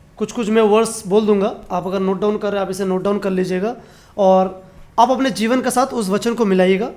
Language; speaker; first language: Hindi; non-native, local second language; Bangla